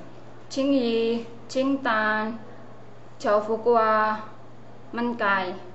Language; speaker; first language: Cantonese; non-native, learner; Indonesian